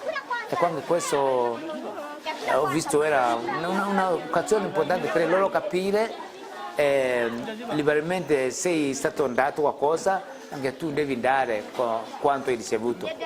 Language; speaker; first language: Italian; non-native, fluent; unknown